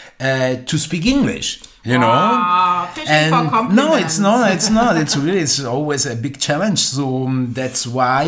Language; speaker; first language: English; non-native, learner; German